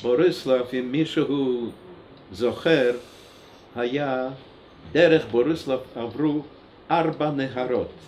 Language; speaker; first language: Hebrew; non-native, fluent; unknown